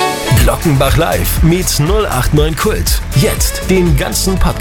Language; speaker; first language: German; native; German